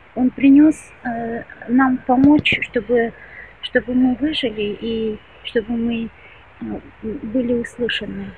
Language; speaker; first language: Russian; non-native, local second language; Kazakh